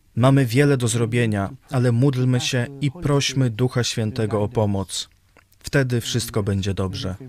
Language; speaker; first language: Polish; non-native, fluent; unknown